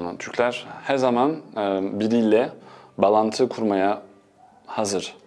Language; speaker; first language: Turkish; non-native, fluent; French